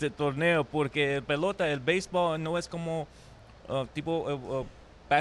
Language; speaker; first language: Spanish; early bilingual, heritage; Spanish